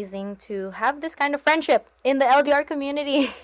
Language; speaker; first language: English; non-native, local second language; Filipino